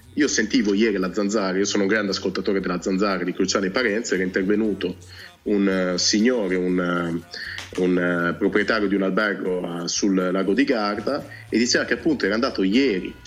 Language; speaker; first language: Italian; native; Italian